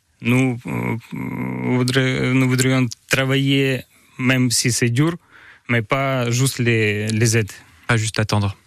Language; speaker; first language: French; non-native, learner; Ukrainian